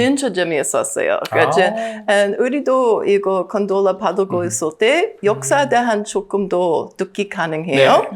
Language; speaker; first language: Korean; non-native, learner; English